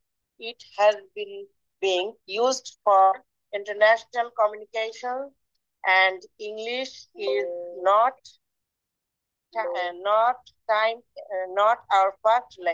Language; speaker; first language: English; non-native, learner; Bangla